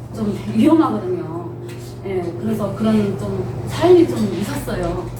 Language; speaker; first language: Korean; early bilingual, heritage; Korean